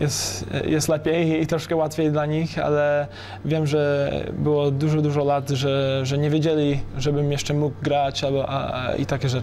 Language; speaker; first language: Polish; early bilingual, heritage; English